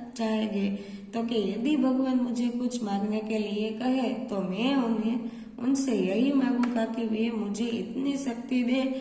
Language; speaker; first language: Hindi; non-native, local second language; Gujarati